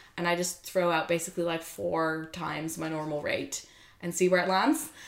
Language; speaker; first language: English; non-native, fluent; Dutch